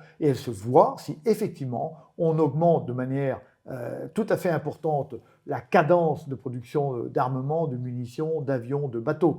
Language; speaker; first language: French; native; French